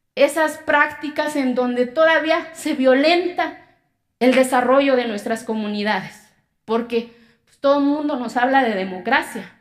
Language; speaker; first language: Spanish; non-native, local second language; Zapotec